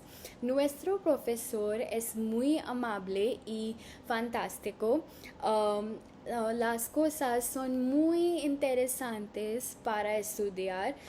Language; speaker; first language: Spanish; non-native, learner; Hindi